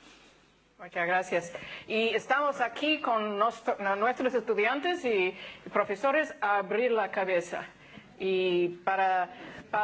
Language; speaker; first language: Spanish; non-native, fluent; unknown